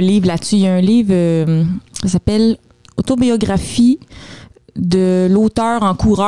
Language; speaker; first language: French; native; French